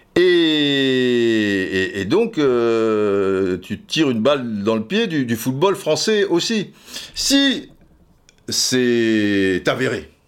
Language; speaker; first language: French; native; French